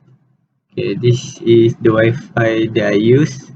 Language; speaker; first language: English; non-native, local second language; Malay